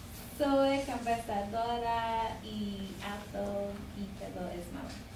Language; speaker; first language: Spanish; non-native, learner; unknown